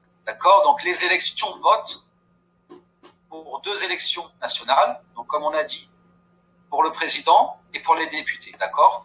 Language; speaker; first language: French; native; French